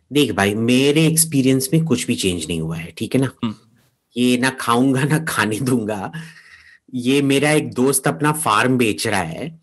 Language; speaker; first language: Hindi; non-native, local second language; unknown